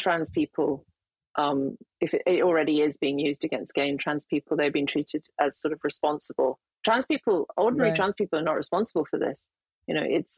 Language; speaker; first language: English; native; English